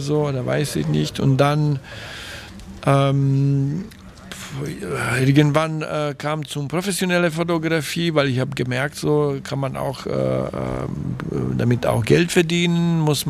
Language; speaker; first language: German; non-native, fluent; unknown